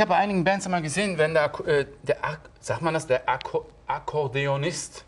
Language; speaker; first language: German; native; German